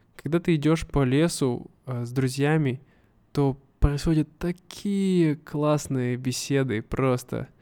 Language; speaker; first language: Russian; native; Russian